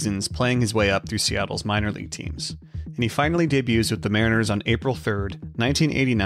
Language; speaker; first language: English; native; English